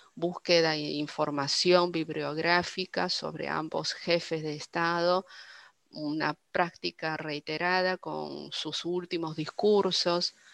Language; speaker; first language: Spanish; non-native, fluent; Chinese